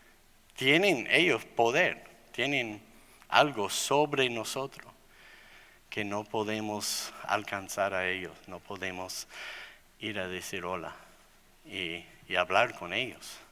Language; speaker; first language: Spanish; non-native, fluent; English